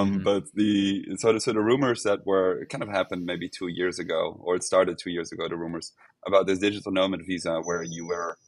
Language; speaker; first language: English; non-native, fluent; Dutch